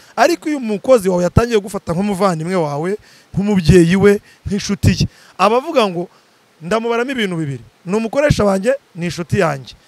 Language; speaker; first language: Kinyarwanda; native; Kinyarwanda